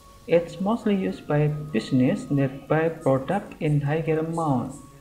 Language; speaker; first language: English; non-native, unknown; Indonesian